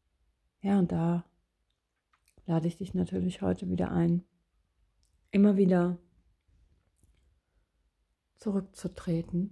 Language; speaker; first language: German; native; German